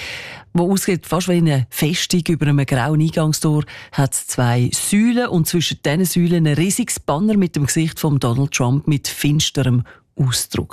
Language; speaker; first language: German; native; German